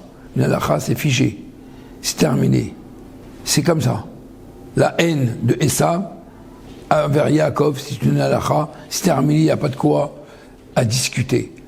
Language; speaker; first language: French; native; French